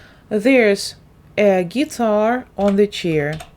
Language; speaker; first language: English; non-native, fluent; Ukrainian